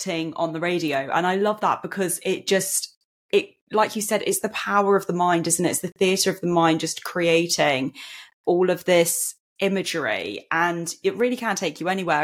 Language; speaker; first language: English; native; English